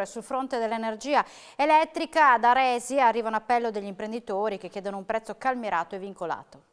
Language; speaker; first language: Italian; native; Italian